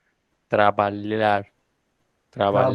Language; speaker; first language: Portuguese; non-native, learner; Spanish